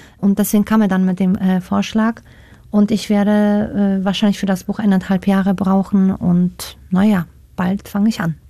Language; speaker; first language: German; non-native, fluent; Polish